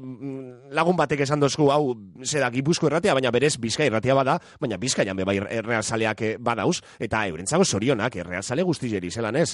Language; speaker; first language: Basque; native; Basque